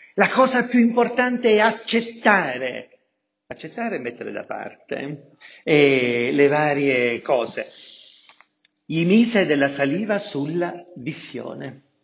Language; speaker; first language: Italian; native; Italian